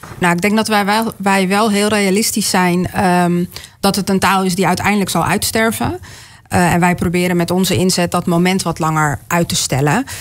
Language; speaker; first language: Dutch; early bilingual, other home language; Caribbean Hindustani